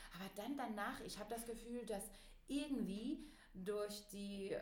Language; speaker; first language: German; non-native, fluent; English